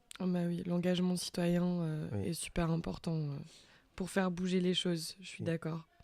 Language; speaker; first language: French; native; French